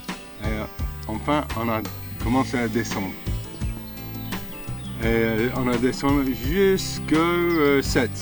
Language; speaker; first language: French; non-native, fluent; English